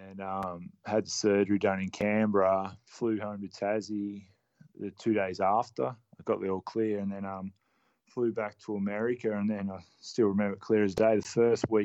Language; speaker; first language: English; native; English